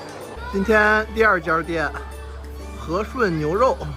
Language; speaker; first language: Chinese; native; Chinese